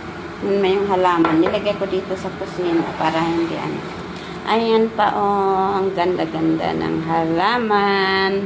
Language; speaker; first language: Filipino; native; Filipino